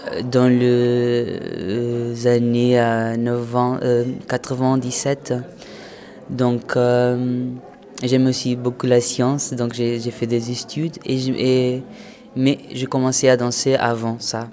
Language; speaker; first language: French; non-native, fluent; Portuguese